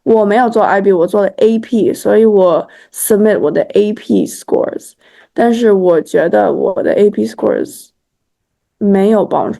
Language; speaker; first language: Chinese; early bilingual, heritage; Chinese